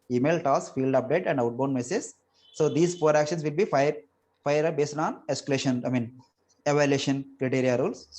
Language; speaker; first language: English; non-native, local second language; Telugu